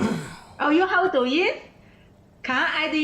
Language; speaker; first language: English; non-native, learner; Chinese